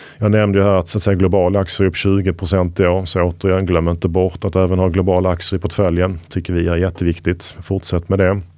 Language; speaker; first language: Swedish; native; Swedish